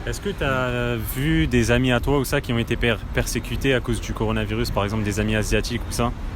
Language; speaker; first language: French; native; French